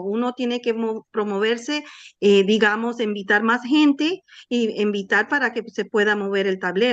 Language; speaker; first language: Spanish; native; Spanish